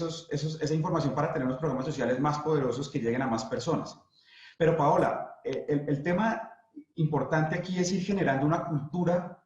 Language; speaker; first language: Spanish; native; Spanish